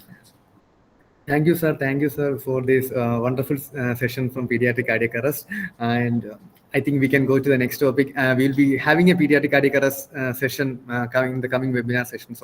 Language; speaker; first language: English; non-native, local second language; Malayalam